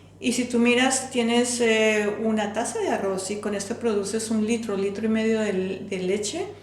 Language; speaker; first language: Spanish; native; Spanish